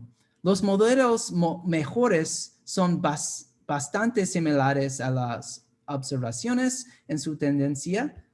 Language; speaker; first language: Spanish; non-native, fluent; English